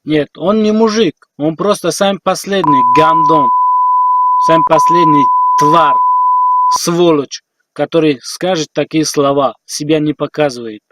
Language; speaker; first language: Russian; non-native, learner; Tajik